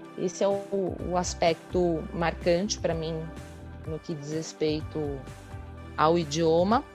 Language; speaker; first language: Portuguese; native; Portuguese